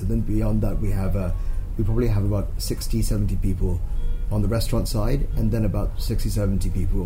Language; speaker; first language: English; non-native, local second language; Cantonese